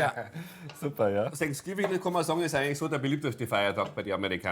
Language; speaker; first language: German; native; German